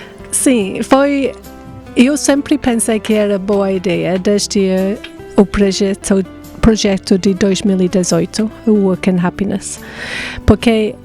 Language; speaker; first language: Portuguese; non-native, fluent; English